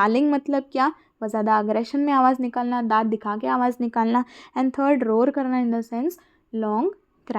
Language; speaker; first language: Hindi; native; Hindi